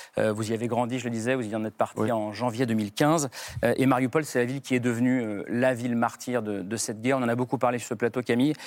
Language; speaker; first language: French; native; French